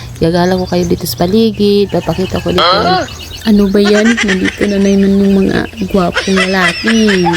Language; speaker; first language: Filipino; non-native, local second language; Cebuano